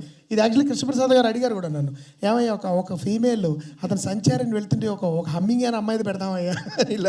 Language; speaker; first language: Telugu; native; Telugu